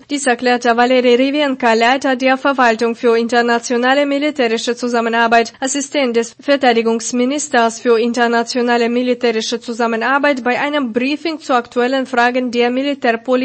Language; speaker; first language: German; non-native, fluent; Russian